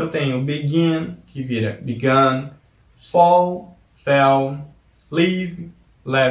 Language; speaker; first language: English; non-native, fluent; Portuguese